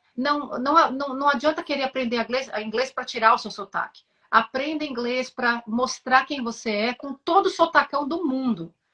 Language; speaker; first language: Portuguese; native; Portuguese